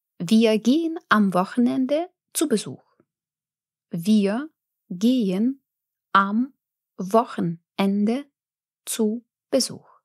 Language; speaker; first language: German; non-native, fluent; Russian